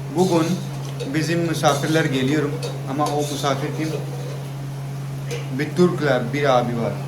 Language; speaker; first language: Turkish; non-native, learner; Urdu